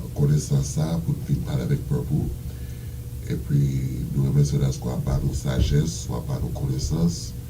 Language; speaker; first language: French; non-native, local second language; Haitian Creole